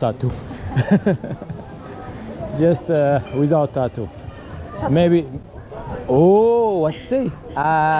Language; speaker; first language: English; non-native, learner; Amharic